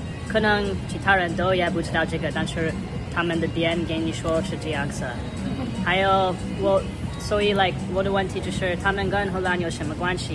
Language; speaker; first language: Chinese; non-native, fluent; English